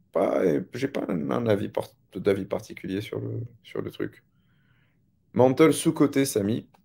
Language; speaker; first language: French; native; French